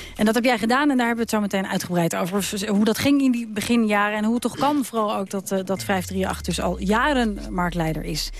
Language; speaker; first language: Dutch; native; Dutch